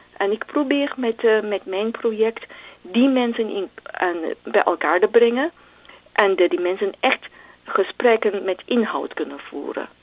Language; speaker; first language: Dutch; non-native, fluent; Chinese